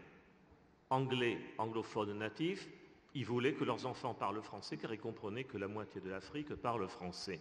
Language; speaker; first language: French; native; French